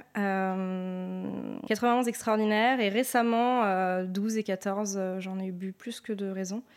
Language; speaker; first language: French; native; French